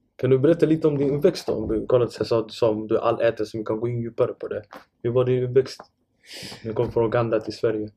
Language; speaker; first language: Swedish; non-native, fluent; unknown